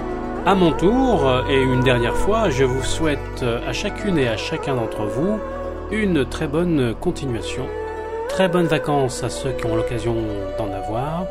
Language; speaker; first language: French; native; French